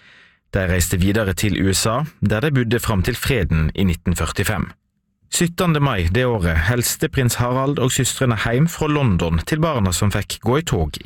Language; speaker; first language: Norwegian; native; Norwegian